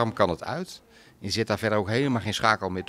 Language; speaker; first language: Dutch; native; Dutch